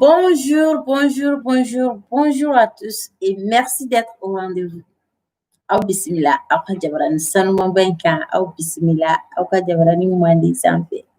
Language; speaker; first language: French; non-native, local second language; Bambara